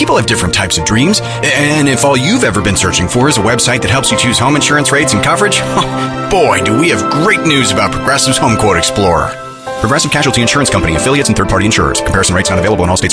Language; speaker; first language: English; non-native, fluent; Japanese